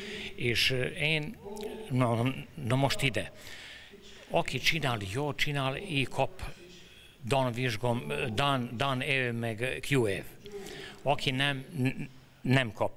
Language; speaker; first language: Hungarian; non-native, learner; Serbian